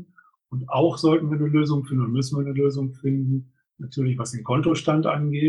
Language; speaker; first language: German; native; German